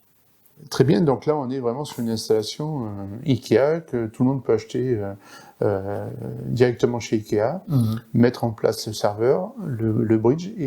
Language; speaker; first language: French; native; French